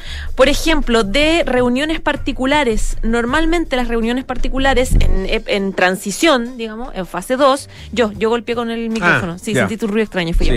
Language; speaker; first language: Spanish; native; Spanish